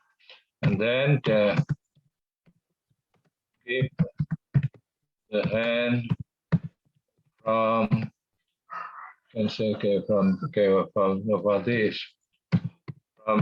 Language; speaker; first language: English; non-native, fluent; Indonesian